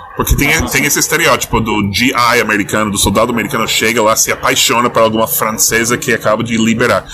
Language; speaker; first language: Portuguese; non-native, fluent; English